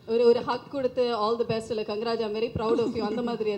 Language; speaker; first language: Tamil; native; Tamil